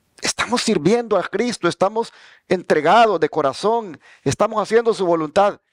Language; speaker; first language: Spanish; native; Spanish